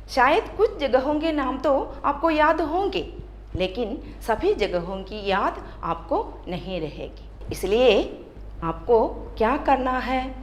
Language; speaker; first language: Hindi; non-native, local second language; Malayalam